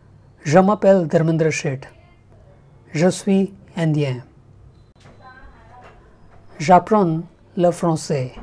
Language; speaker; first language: French; non-native, learner; Gujarati